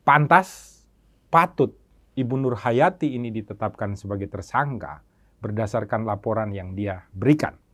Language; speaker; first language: Indonesian; native; Indonesian